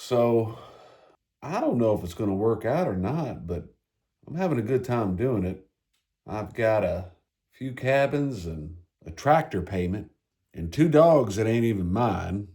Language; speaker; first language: English; native; English